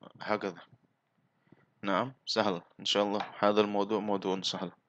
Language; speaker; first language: Arabic; non-native, fluent; Malay